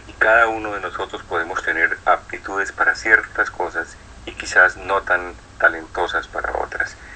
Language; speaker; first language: Spanish; native; Spanish